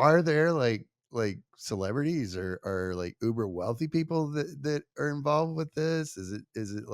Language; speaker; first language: English; native; English